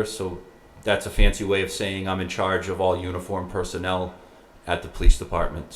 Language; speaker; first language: English; native; English